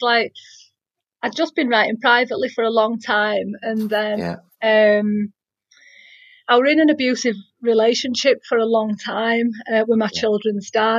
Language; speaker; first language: English; native; English